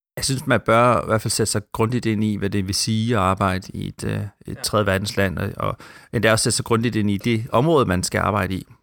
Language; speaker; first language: Danish; native; Danish